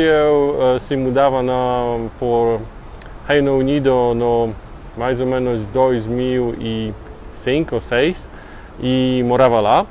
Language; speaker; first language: Portuguese; non-native, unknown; Polish